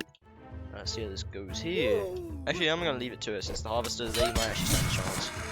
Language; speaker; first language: English; native; English